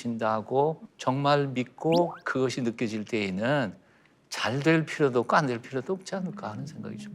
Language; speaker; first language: Korean; native; Korean